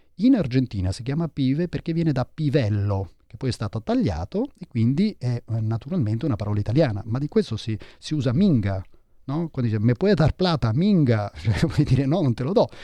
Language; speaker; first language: Italian; early bilingual, heritage; Italian